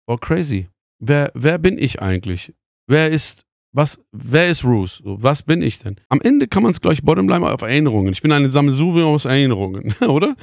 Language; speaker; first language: German; early bilingual, other home language; Persian